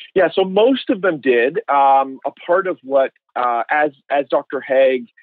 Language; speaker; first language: English; native; English